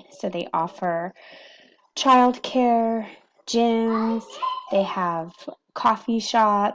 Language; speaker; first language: English; native; English